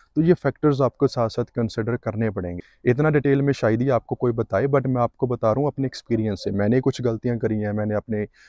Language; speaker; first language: Hindi; non-native, local second language; Punjabi